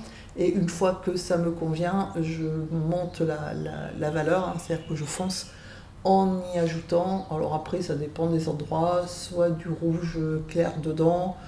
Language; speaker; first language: French; native; French